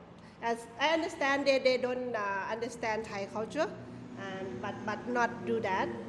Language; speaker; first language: English; non-native, learner; Thai